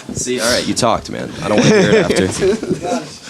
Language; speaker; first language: English; native; English